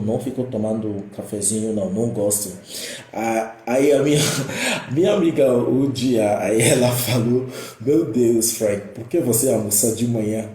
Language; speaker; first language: Portuguese; non-native, fluent; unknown